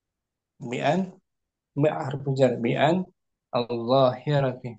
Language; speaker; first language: Arabic; non-native, fluent; Indonesian